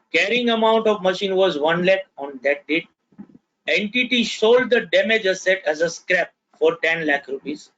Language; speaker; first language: English; non-native, local second language; Gujarati